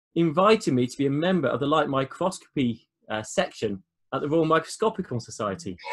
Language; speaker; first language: English; native; English